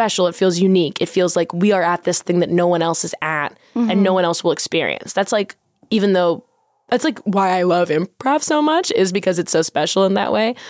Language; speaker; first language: English; native; English